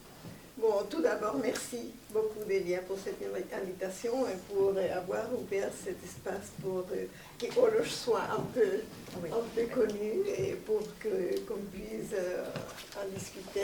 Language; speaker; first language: French; non-native, fluent; Spanish